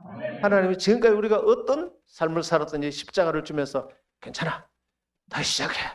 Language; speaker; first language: Korean; native; Korean